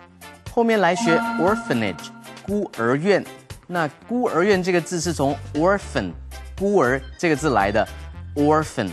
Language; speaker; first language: Chinese; native; Chinese